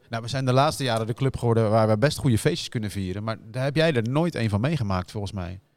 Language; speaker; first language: Dutch; native; Dutch